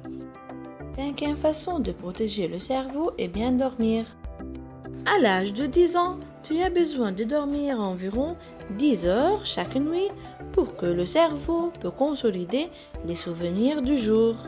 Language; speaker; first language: French; non-native, fluent; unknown